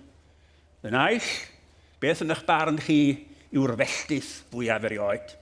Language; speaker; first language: Welsh; native; Welsh